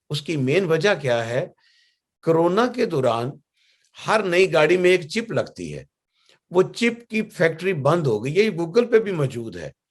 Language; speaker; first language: Urdu; native; Urdu